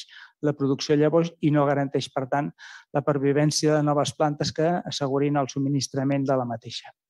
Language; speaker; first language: Catalan; native; Catalan